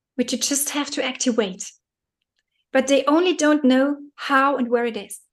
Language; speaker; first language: English; non-native, fluent; German